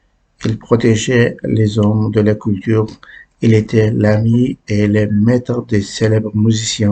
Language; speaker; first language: French; non-native, learner; Uzbek